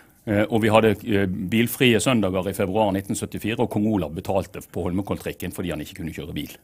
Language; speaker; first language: Norwegian; native; Norwegian